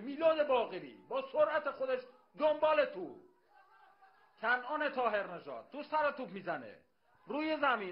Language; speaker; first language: Persian; native; Persian